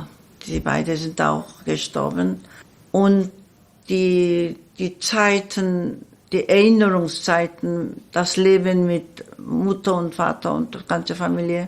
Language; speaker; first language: German; non-native, learner; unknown